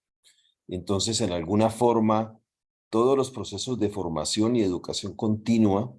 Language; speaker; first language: Spanish; native; Spanish